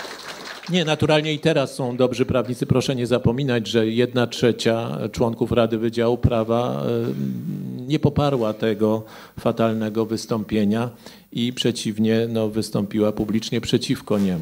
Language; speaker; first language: Polish; native; Polish